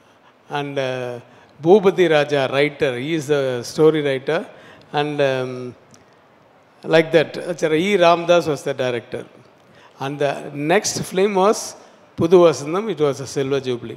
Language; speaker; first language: Telugu; non-native, learner; Tamil